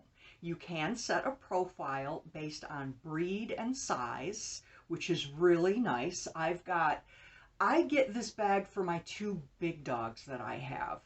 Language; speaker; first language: English; native; English